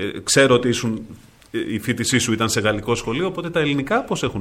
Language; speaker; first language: Greek; native; Greek